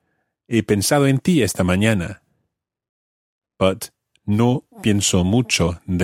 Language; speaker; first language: Spanish; non-native, fluent; English